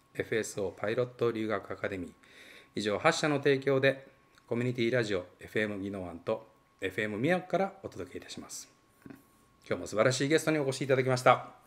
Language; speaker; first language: Japanese; native; Japanese